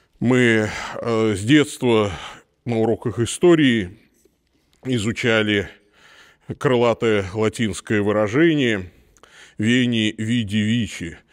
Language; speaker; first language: Russian; native; Russian